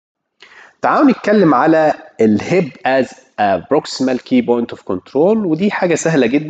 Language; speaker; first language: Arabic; native; Arabic